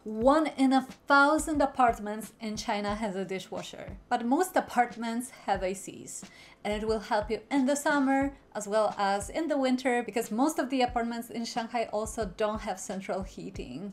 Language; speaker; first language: English; non-native, fluent; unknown